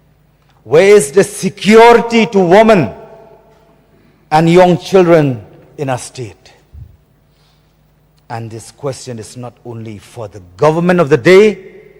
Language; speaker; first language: English; non-native, local second language; Khasi